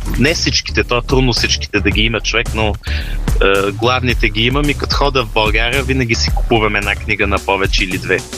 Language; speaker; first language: Bulgarian; early bilingual, heritage; Bulgarian